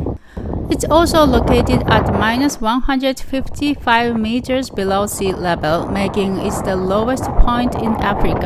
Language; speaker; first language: English; non-native, learner; Japanese